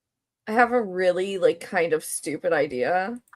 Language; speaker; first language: English; native; English